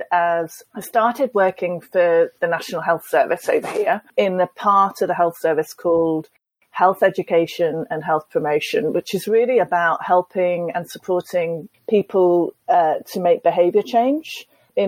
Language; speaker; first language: English; native; English